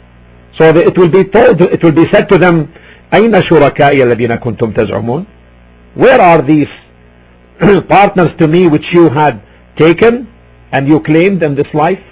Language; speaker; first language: English; non-native, fluent; Arabic